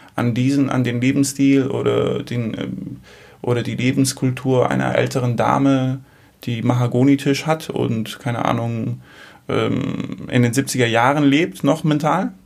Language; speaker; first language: German; early bilingual, other home language; Greek